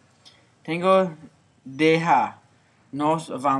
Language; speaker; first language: Spanish; non-native, learner; English